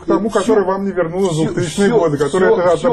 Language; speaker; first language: Russian; native; Russian